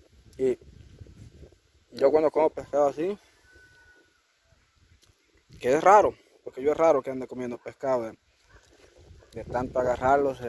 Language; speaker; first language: Spanish; native; Spanish